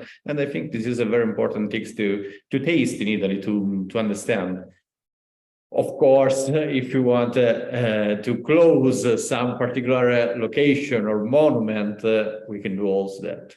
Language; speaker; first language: English; non-native, learner; Italian